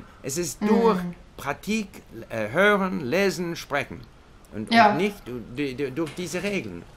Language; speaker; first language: German; non-native, learner; English